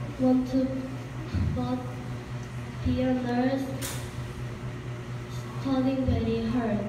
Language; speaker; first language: English; non-native, learner; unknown